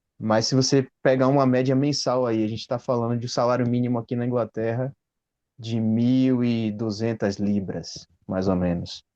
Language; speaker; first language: Portuguese; native; Portuguese